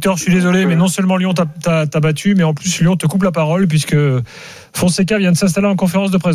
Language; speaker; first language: French; native; French